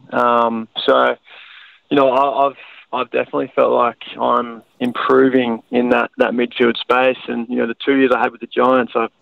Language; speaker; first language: English; native; English